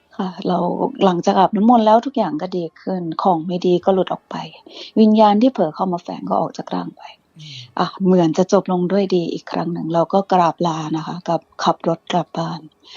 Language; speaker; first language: Thai; early bilingual, other home language; English